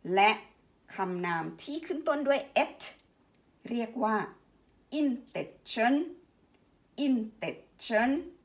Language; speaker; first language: Thai; native; Thai